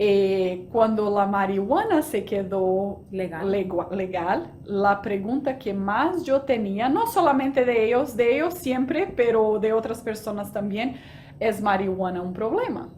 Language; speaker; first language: Spanish; non-native, fluent; Portuguese